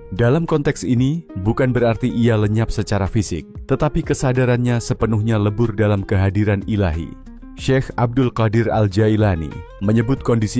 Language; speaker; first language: Indonesian; native; Indonesian